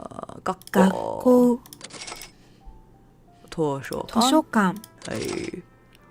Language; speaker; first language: Japanese; non-native, learner; English